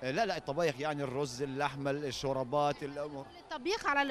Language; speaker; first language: Arabic; native; Arabic